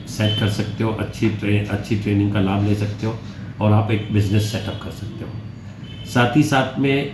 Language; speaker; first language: Hindi; non-native, local second language; Gujarati